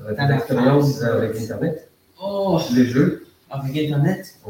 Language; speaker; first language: French; non-native, learner; German